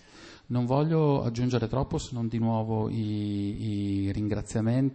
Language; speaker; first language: Italian; native; Italian